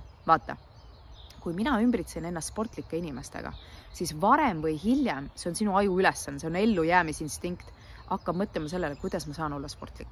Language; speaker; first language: Estonian; native; Estonian